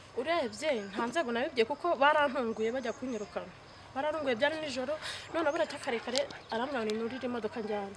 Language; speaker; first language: Kinyarwanda; native; Kinyarwanda